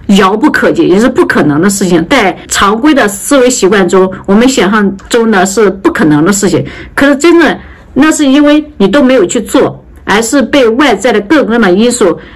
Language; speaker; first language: Chinese; native; Chinese